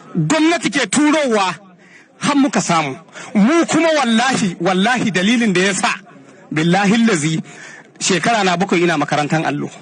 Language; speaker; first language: Hausa; non-native, local second language; Fula